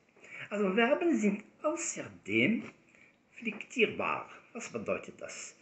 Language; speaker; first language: German; non-native, fluent; Arabic